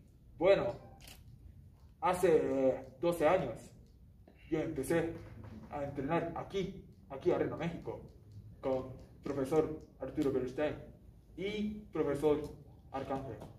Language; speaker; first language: Spanish; non-native, learner; Japanese